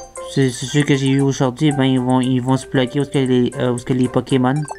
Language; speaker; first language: French; native; French